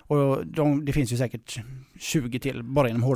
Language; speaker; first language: Swedish; native; Swedish